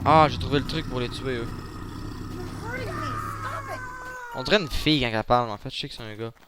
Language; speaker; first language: French; native; French